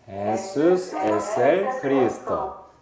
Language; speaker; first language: Spanish; non-native, learner; Korean